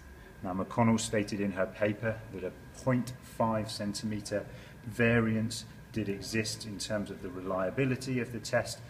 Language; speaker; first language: English; native; English